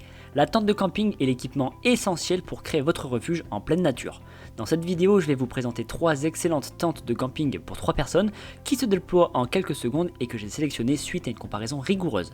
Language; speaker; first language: French; native; French